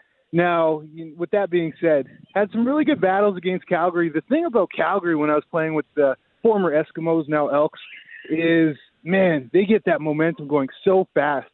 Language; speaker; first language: English; native; English